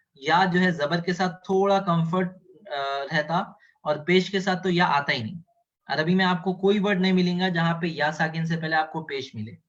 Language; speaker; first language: Urdu; native; Urdu